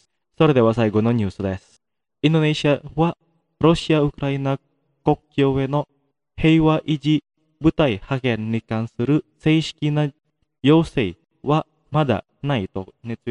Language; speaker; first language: Japanese; non-native, fluent; Indonesian